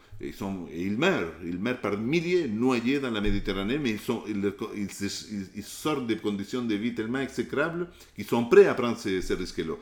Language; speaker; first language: French; non-native, fluent; Spanish